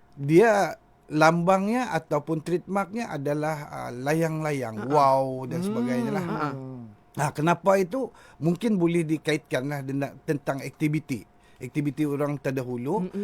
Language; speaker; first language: Malay; native; Malay